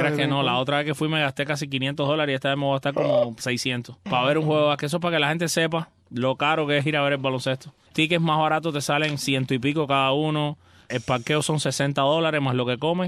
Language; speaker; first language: Spanish; native; Spanish